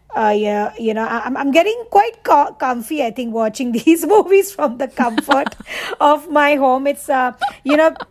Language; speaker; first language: English; non-native, local second language; Bangla